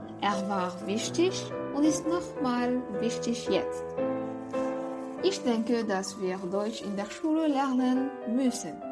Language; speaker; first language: German; non-native, learner; French